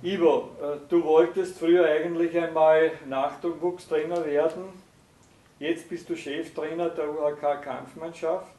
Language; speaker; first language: German; native; German